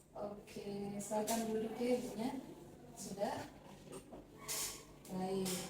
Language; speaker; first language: Indonesian; native; Indonesian